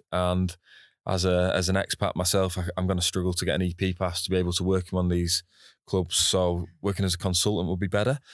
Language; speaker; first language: English; native; English